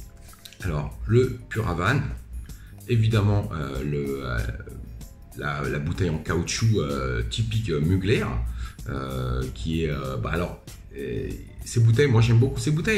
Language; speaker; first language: French; native; French